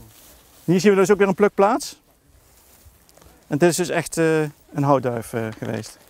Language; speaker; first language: Dutch; native; Dutch